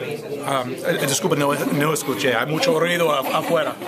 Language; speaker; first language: Spanish; non-native, fluent; English